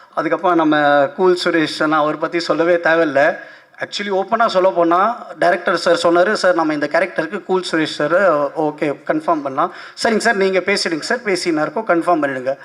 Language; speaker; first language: Tamil; non-native, local second language; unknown